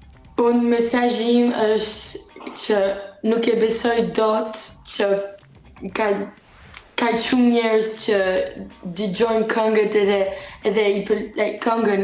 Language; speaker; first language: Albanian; early bilingual, heritage; Albanian